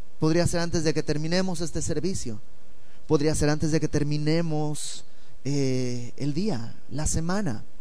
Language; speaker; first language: Spanish; native; Spanish